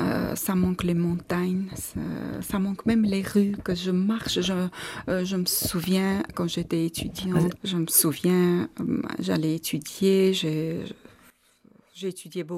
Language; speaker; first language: French; non-native, fluent; Armenian